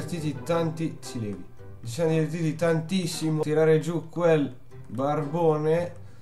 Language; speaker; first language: Italian; native; Italian